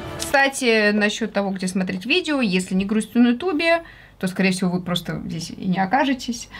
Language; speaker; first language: Russian; native; Russian